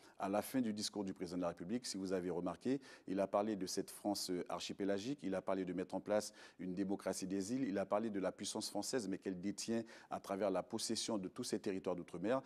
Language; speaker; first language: French; native; French